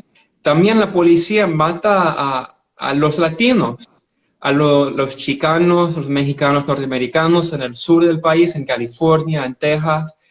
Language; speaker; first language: Spanish; non-native, fluent; English